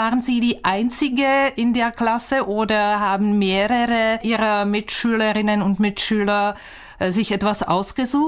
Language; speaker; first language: German; non-native, fluent; Czech